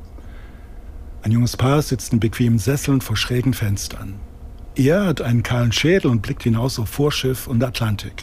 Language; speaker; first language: German; native; German